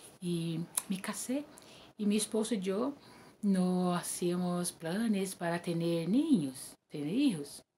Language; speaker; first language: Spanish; non-native, learner; Portuguese